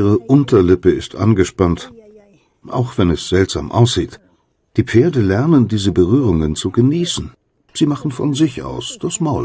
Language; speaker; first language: German; native; German